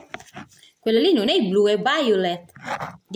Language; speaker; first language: Italian; non-native, learner; Filipino